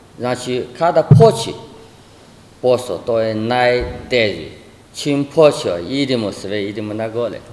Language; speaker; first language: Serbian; non-native, learner; Chinese